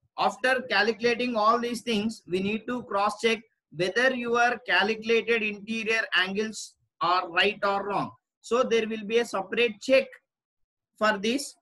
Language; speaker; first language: English; non-native, local second language; Telugu